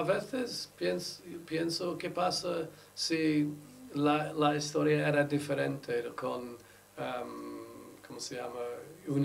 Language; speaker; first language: Spanish; non-native, learner; English